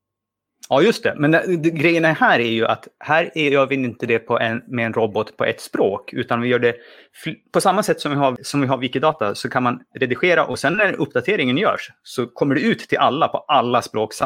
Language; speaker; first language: Swedish; native; Swedish